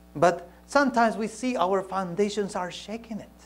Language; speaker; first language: English; non-native, fluent; Spanish